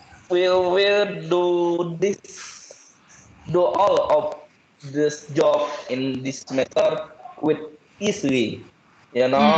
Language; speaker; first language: English; non-native, learner; Indonesian